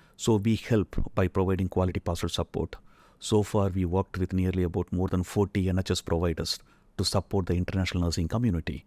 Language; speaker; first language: English; non-native, local second language; Tamil